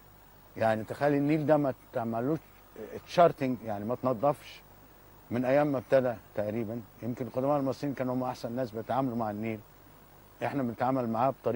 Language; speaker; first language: Arabic; native; Arabic